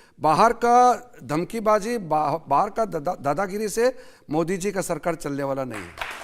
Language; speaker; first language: Hindi; non-native, local second language; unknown